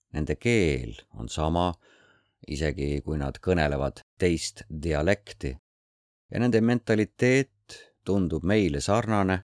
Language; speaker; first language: Estonian; non-native, fluent; Korean